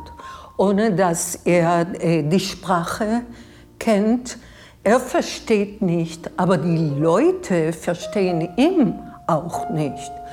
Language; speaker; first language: German; non-native, fluent; Hebrew